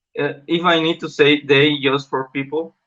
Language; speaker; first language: English; non-native, learner; Spanish